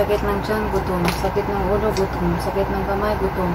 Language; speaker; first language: Filipino; non-native, local second language; Hiligaynon